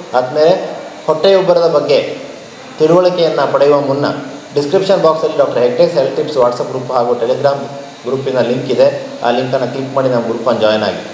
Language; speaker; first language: Kannada; native; Kannada